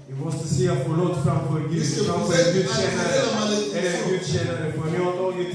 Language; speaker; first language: Swedish; non-native, fluent; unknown